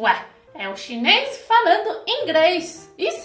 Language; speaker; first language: Portuguese; non-native, fluent; Chinese